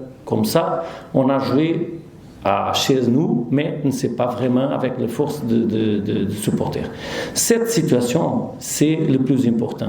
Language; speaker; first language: French; non-native, learner; Portuguese